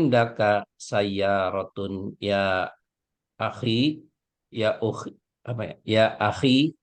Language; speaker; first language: Arabic; non-native, learner; Indonesian